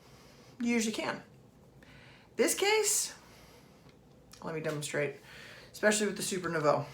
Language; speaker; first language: English; native; English